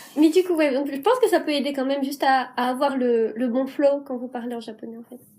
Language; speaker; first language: French; native; French